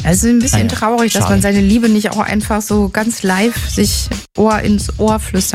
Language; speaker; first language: German; native; German